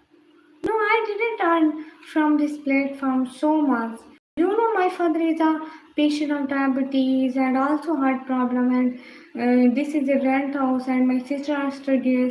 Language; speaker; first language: English; non-native, learner; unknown